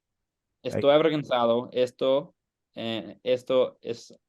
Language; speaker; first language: Spanish; non-native, learner; English